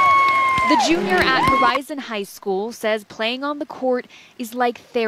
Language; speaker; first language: English; native; English